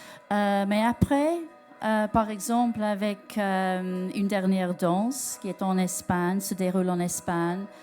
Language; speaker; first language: French; non-native, learner; English